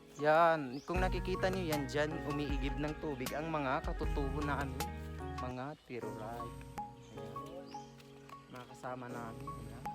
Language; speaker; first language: Filipino; non-native, local second language; Maguindanaon